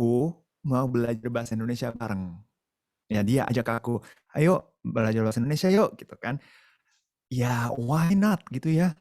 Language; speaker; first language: Indonesian; non-native, fluent; Japanese